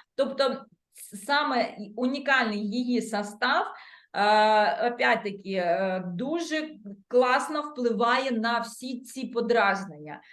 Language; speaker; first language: Ukrainian; non-native, local second language; Russian